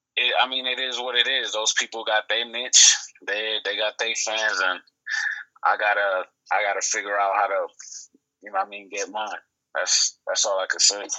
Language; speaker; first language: English; native; English